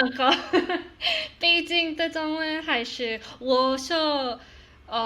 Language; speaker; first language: Chinese; non-native, learner; English